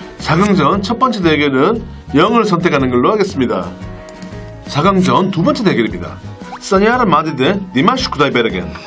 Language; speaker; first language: Korean; native; Korean